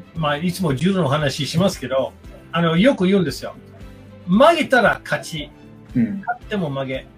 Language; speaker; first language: Japanese; non-native, fluent; English